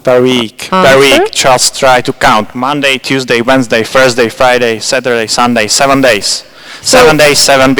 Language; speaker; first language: English; non-native, fluent; Czech